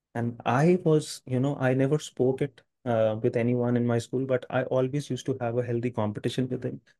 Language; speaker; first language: English; non-native, local second language; Hindi